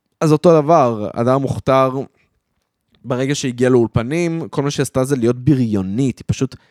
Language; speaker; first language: Hebrew; early bilingual, other home language; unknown